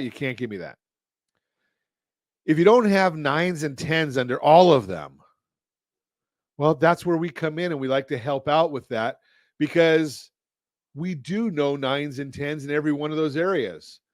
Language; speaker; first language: English; native; English